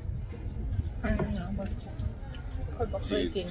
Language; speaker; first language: Korean; non-native, learner; Lao